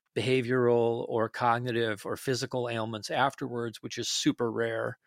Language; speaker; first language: English; native; English